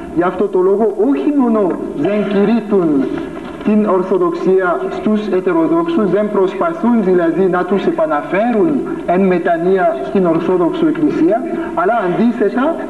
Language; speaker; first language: Greek; non-native, fluent; French